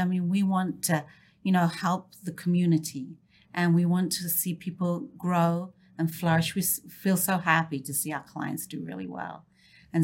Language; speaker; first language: English; native; English